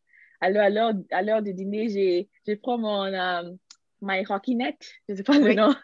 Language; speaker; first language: French; non-native, learner; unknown